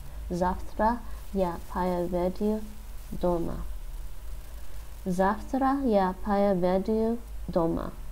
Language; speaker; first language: Russian; non-native, learner; English